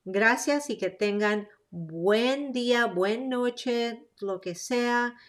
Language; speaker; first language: Spanish; early bilingual, heritage; Spanish